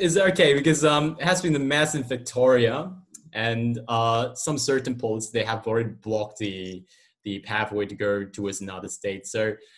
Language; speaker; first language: English; non-native, local second language; Cantonese